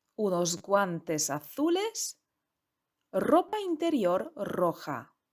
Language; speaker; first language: Spanish; non-native, fluent; Polish